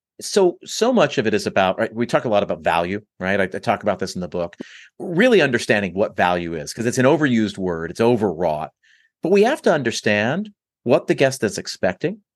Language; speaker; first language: English; native; English